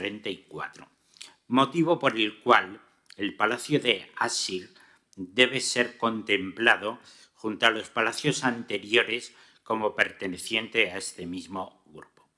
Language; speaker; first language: Spanish; native; Spanish